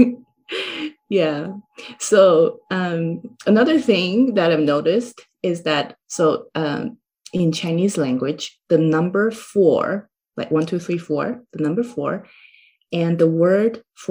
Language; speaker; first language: English; non-native, fluent; Chinese